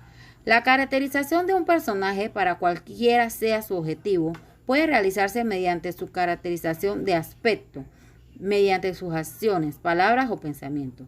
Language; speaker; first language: Spanish; native; Spanish